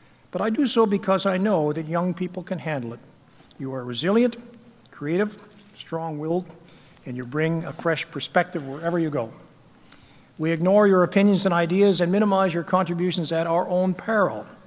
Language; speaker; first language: English; native; English